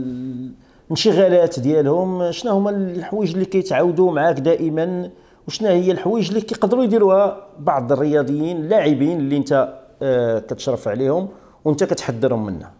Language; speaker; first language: Arabic; native; Arabic